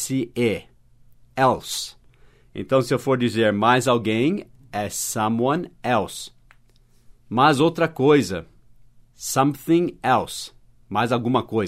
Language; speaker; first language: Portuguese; non-native, fluent; English